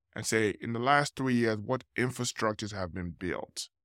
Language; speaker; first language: English; non-native, local second language; Yoruba